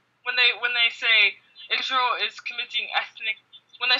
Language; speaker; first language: English; native; English